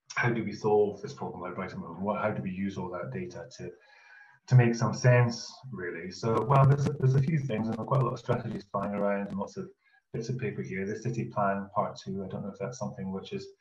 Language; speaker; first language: English; native; English